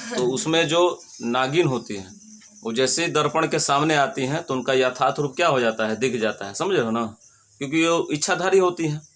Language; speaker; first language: Hindi; native; Hindi